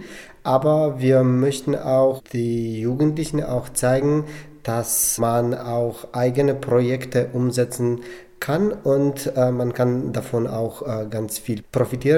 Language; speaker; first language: German; non-native, local second language; Polish